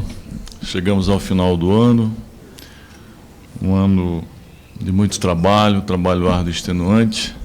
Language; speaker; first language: Portuguese; native; Portuguese